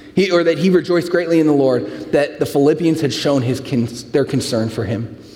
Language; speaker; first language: English; native; English